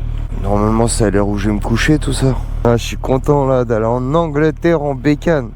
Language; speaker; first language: French; native; French